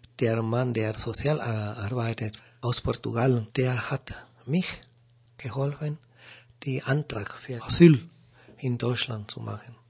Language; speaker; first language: German; non-native, learner; Spanish